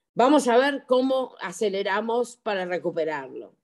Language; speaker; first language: Spanish; native; Spanish